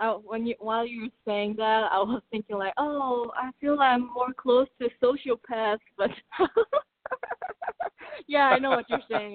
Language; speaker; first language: English; non-native, fluent; Korean